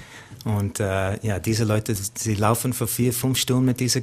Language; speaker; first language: German; non-native, learner; English